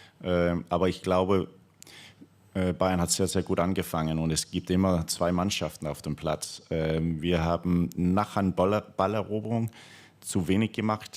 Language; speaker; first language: German; non-native, fluent; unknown